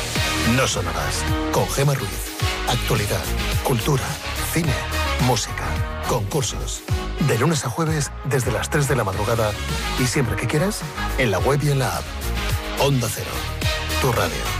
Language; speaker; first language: Spanish; native; Spanish